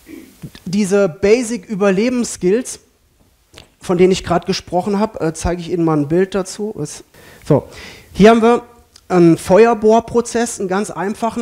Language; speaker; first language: German; native; German